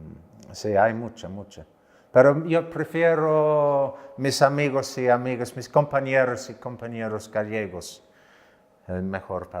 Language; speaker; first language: Spanish; non-native, learner; English